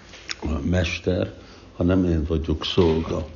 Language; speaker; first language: Hungarian; early bilingual, heritage; Hungarian